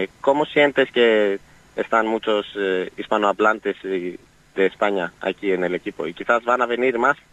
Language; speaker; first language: Spanish; non-native, learner; Greek